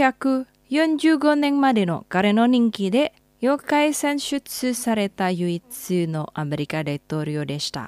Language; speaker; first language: Japanese; non-native, fluent; Indonesian